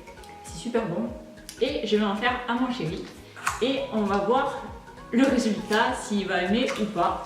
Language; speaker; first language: French; native; French